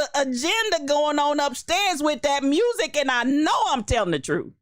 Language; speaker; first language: English; native; English